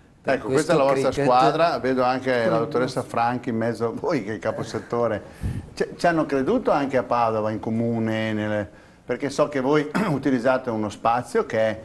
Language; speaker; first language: Italian; native; Italian